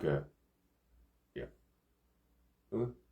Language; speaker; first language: English; non-native, fluent; Korean